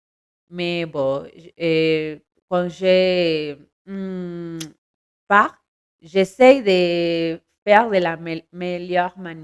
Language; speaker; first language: French; non-native, learner; Spanish